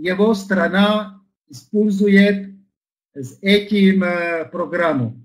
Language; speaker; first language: Russian; non-native, learner; Slovak